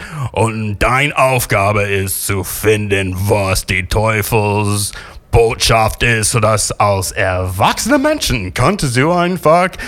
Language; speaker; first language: German; non-native, learner; English